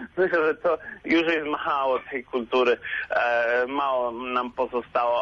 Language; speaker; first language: Polish; non-native, fluent; Spanish